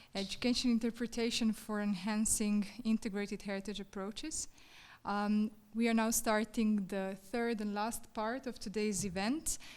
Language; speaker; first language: English; non-native, fluent; Slovenian